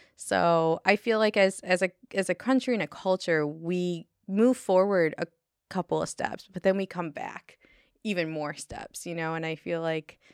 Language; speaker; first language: English; native; English